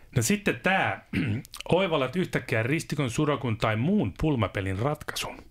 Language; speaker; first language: Finnish; native; Finnish